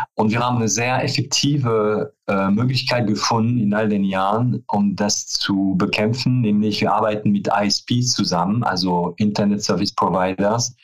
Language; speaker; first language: German; non-native, fluent; French